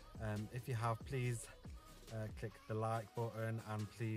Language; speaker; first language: English; native; English